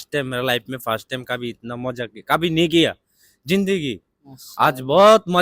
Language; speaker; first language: Hindi; non-native, learner; Bangla